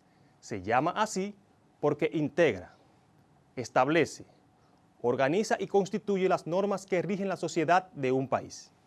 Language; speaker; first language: Spanish; native; Spanish